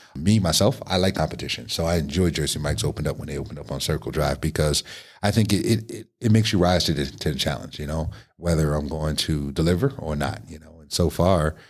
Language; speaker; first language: English; native; English